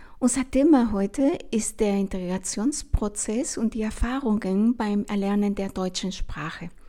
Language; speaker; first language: German; non-native, fluent; Spanish